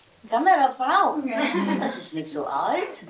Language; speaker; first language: German; non-native, learner; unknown